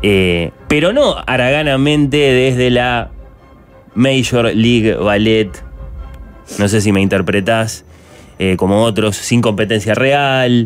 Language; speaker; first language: Spanish; native; Spanish